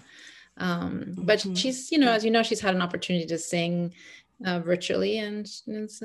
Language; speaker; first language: English; non-native, fluent; Arabic